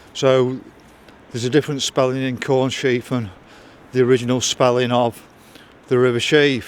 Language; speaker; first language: English; native; English